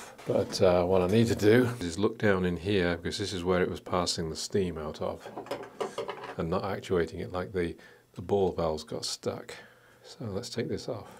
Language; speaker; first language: English; native; English